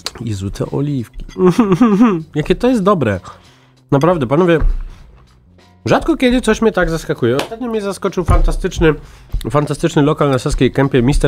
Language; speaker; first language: Polish; native; Polish